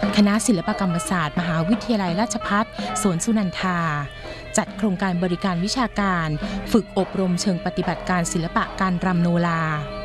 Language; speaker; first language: Thai; native; Thai